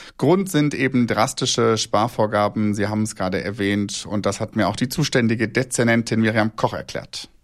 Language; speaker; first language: German; native; German